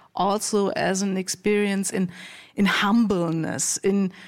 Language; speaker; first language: English; non-native, fluent; German